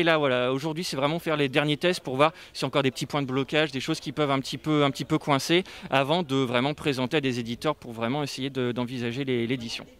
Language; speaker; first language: French; native; French